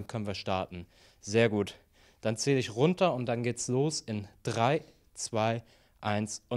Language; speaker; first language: German; native; German